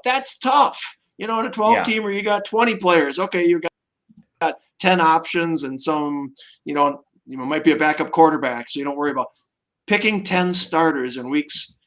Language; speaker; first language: English; native; English